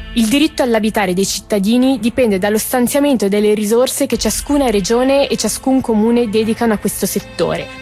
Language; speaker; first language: Italian; native; Italian